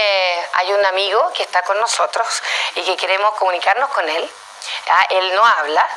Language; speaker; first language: Spanish; native; Spanish